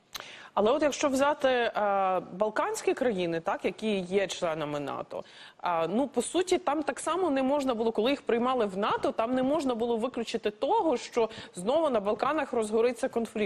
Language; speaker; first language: Ukrainian; native; Ukrainian